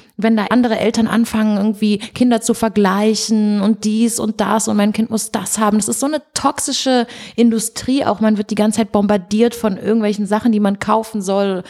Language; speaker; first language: German; early bilingual, other home language; Portuguese